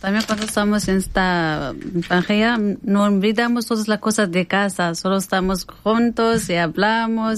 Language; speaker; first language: Spanish; non-native, learner; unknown